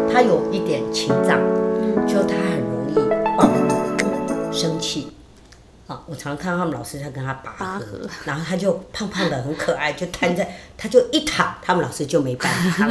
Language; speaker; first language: Chinese; native; Chinese